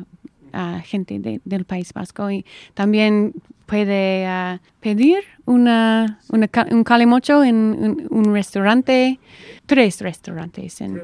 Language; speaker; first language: Spanish; non-native, learner; English